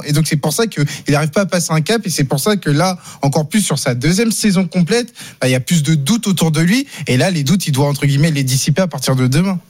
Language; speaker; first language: French; native; French